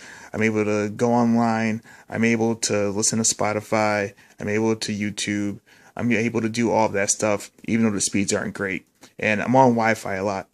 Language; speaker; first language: English; native; English